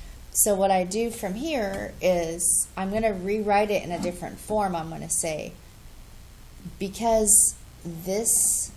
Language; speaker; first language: English; native; English